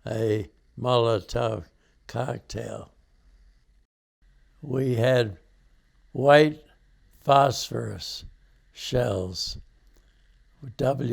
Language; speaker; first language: English; native; English